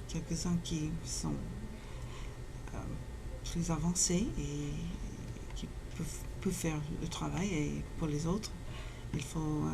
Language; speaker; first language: French; non-native, fluent; English